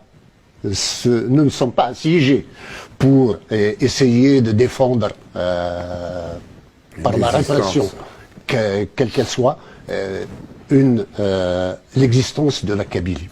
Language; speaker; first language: French; non-native, local second language; Kabyle